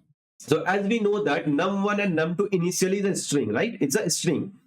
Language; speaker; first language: English; non-native, local second language; Hindi